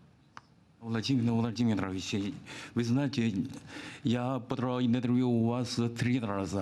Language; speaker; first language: Russian; non-native, fluent; Chinese